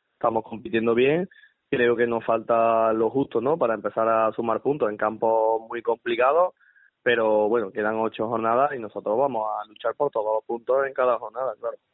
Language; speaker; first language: Spanish; native; Spanish